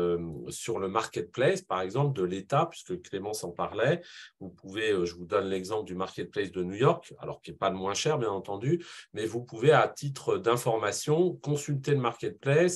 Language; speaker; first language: French; native; French